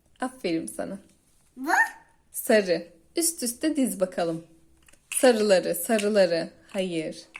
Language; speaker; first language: Turkish; native; Turkish